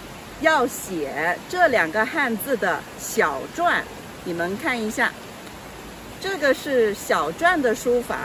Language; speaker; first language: Chinese; non-native, local second language; Yao